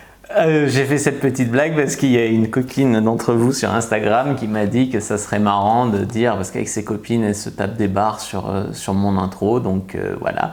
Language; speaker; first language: French; native; French